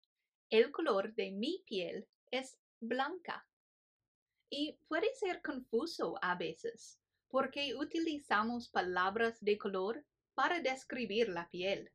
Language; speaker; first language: Spanish; non-native, fluent; English